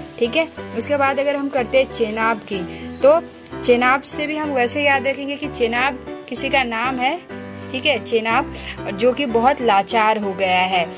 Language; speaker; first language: Hindi; native; Hindi